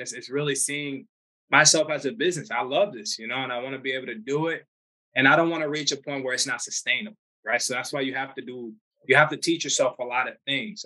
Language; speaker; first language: English; early bilingual, other home language; Spanish